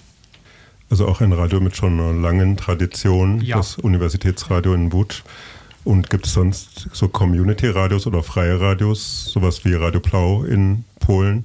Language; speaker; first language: German; native; German